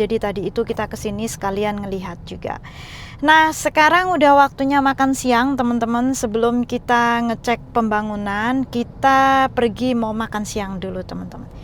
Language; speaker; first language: Indonesian; native; Indonesian